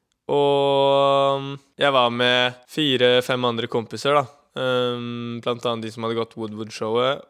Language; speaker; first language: Norwegian; native; Norwegian